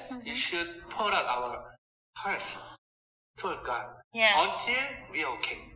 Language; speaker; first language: English; non-native, fluent; Korean